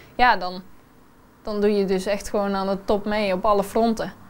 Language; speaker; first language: Dutch; native; Dutch